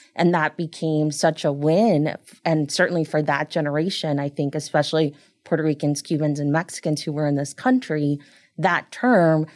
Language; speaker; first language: English; early bilingual, other home language; Spanish